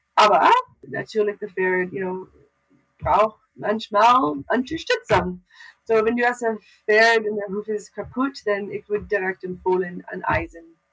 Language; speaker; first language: German; non-native, learner; English